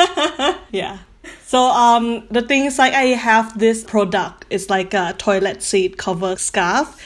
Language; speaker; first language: English; non-native, learner; Thai